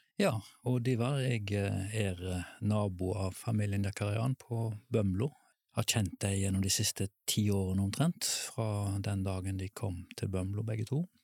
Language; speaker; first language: Norwegian; native; Norwegian